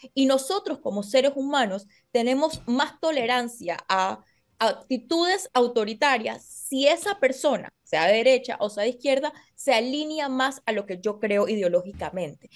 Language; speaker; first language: Spanish; native; Spanish